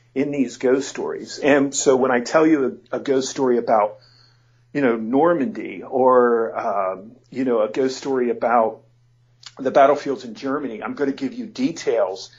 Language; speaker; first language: English; native; English